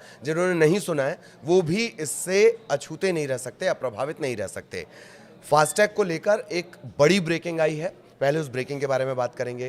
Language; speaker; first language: Hindi; native; Hindi